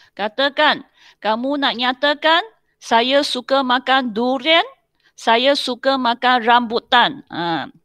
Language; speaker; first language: Malay; non-native, local second language; Chinese